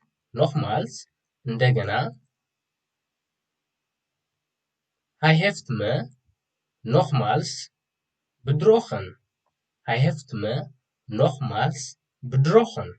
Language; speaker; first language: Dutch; non-native, fluent; Tigrinya